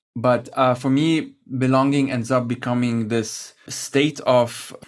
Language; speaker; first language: English; non-native, fluent; Arabic